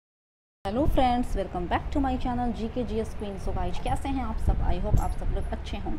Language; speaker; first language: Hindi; native; Hindi